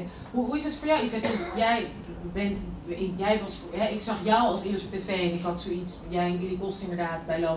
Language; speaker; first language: Dutch; native; Dutch